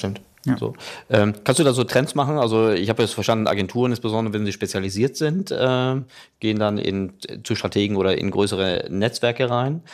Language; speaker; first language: German; native; German